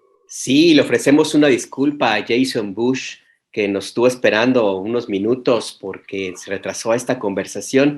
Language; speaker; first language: Spanish; native; Spanish